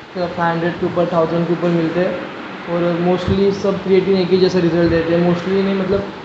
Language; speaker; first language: Hindi; non-native, local second language; Marathi